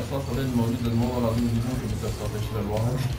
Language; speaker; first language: Arabic; native; Arabic